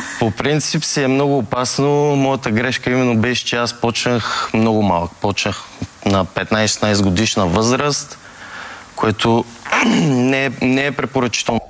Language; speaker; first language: Bulgarian; early bilingual, heritage; Bulgarian